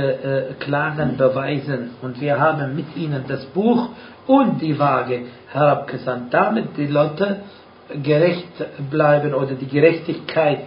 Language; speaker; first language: German; non-native, fluent; Arabic